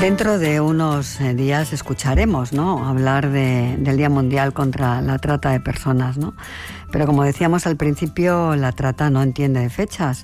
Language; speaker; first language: Spanish; native; Spanish